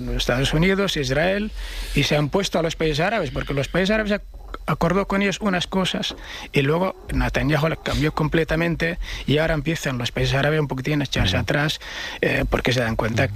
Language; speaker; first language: Spanish; non-native, fluent; Arabic